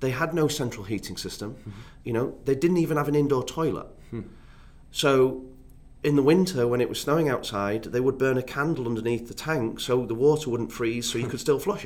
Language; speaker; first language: English; native; English